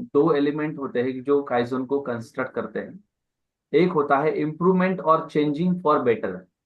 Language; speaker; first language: Hindi; non-native, local second language; Marathi